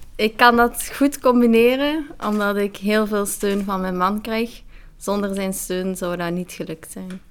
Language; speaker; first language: Dutch; early bilingual, other home language; Arabic